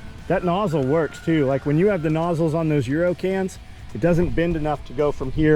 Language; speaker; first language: English; native; English